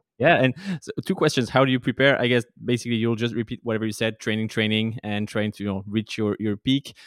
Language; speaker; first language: English; non-native, fluent; French